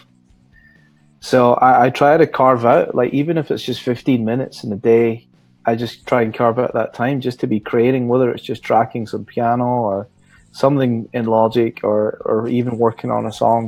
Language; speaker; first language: English; native; English